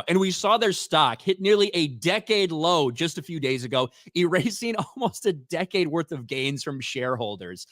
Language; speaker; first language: English; native; English